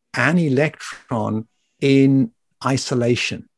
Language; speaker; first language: English; native; English